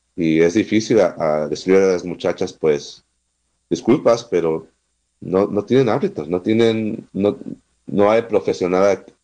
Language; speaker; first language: Spanish; non-native, fluent; English